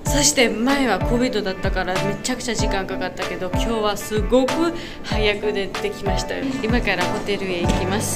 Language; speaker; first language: Japanese; non-native, learner; Georgian